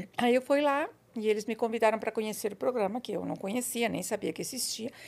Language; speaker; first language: Portuguese; non-native, fluent; Spanish